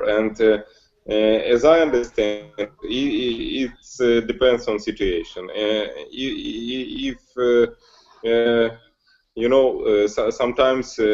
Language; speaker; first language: English; non-native, learner; Russian